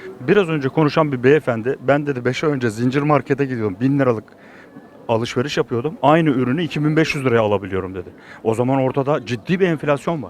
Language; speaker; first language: Turkish; native; Turkish